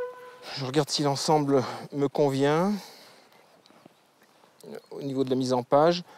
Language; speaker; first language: French; native; French